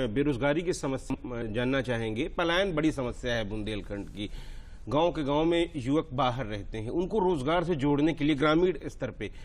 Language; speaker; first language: Hindi; native; Hindi